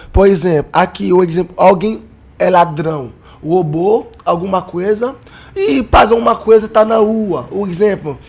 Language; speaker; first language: Portuguese; non-native, learner; Haitian Creole